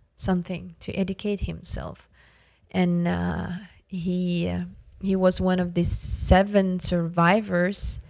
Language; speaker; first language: English; non-native, fluent; Yakut